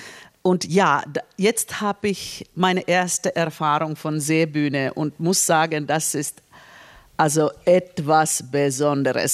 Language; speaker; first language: German; non-native, fluent; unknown